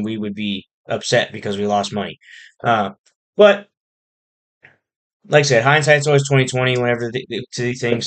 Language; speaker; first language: English; native; English